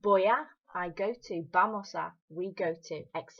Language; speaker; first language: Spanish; non-native, fluent; English